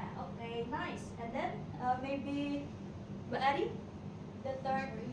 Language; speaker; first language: English; non-native, fluent; Indonesian